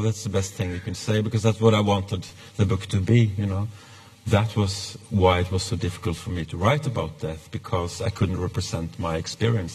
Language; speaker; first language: English; non-native, fluent; Norwegian